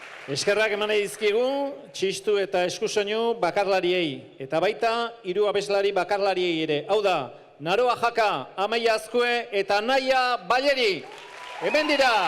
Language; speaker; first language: Basque; native; Basque